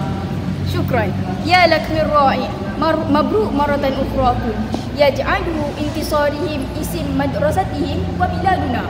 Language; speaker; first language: Arabic; non-native, learner; Malay